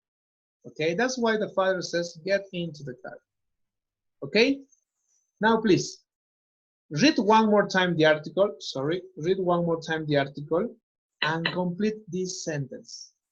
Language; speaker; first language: English; non-native, fluent; Spanish